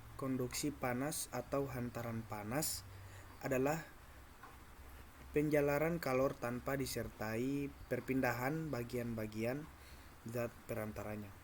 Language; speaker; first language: Indonesian; native; Indonesian